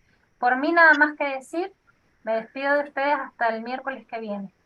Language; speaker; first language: Spanish; native; Spanish